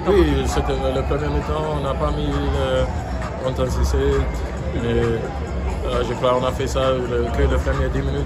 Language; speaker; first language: French; non-native, fluent; English